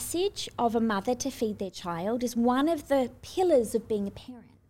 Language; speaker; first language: English; native; English